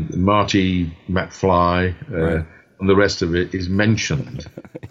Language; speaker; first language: English; native; English